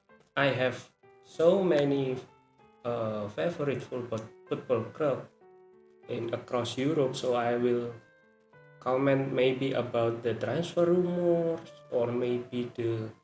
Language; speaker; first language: English; non-native, learner; Indonesian